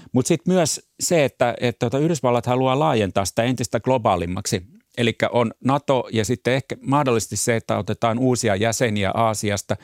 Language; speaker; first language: Finnish; native; Finnish